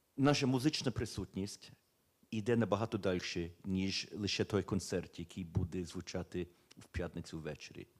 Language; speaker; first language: Ukrainian; early bilingual, heritage; Ukrainian